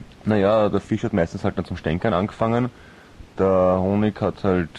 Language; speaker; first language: German; native; German